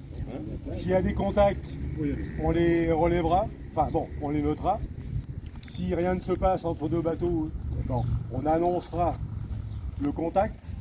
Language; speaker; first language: French; native; French